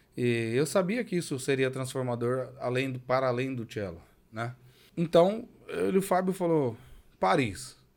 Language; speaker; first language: Portuguese; native; Portuguese